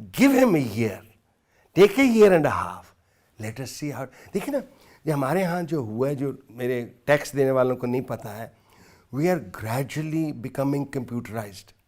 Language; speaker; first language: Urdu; non-native, local second language; Punjabi